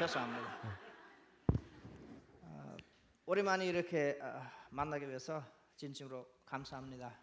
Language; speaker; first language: Korean; non-native, learner; Nepali